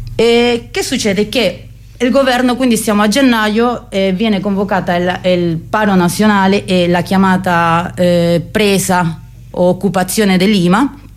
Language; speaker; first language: Italian; non-native, fluent; Spanish